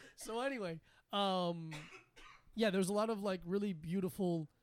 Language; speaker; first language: English; native; English